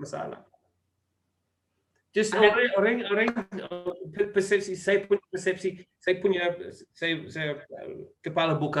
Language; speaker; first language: Indonesian; non-native, learner; English